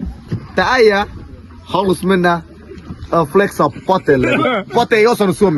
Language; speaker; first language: Finnish; non-native, learner; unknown